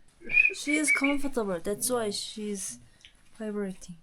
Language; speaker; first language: English; non-native, learner; Korean